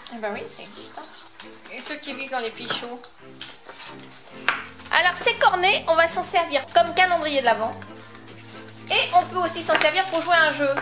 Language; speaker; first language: French; native; French